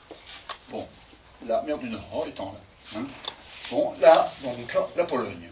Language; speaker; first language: French; native; French